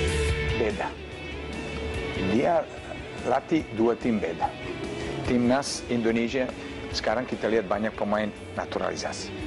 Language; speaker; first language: Indonesian; non-native, fluent; Serbian